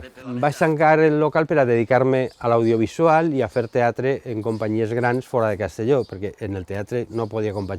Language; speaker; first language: Catalan; native; Catalan